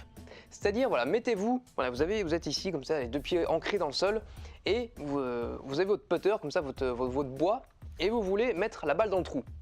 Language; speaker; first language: French; native; French